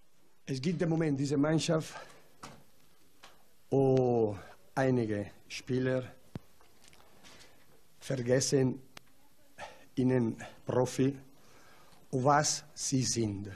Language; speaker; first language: German; non-native, learner; Italian